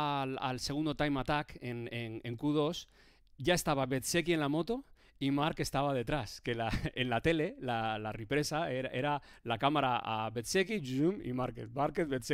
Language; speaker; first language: Spanish; native; Spanish